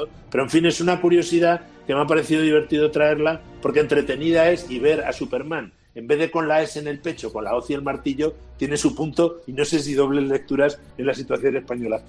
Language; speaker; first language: Spanish; native; Spanish